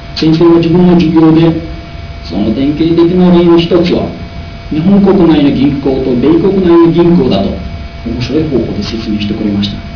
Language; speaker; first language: Japanese; non-native, learner; Uzbek